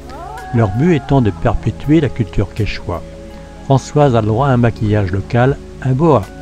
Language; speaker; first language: French; native; French